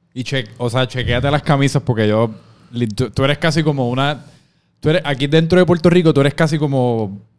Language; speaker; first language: Spanish; native; Spanish